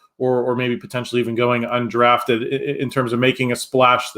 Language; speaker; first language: English; native; English